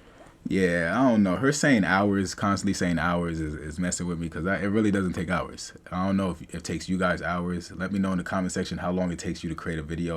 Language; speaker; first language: English; native; English